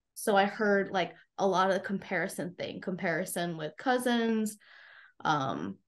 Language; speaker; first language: English; native; English